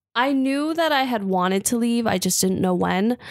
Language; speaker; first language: English; native; English